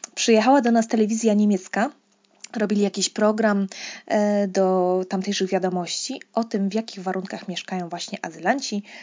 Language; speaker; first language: Polish; native; Polish